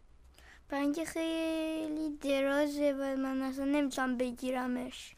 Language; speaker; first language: Persian; early bilingual, heritage; Persian